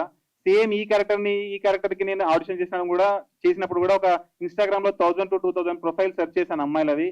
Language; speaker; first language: Telugu; native; Telugu